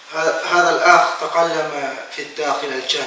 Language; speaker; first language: Arabic; non-native, fluent; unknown